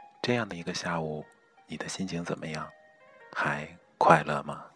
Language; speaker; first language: Chinese; native; Chinese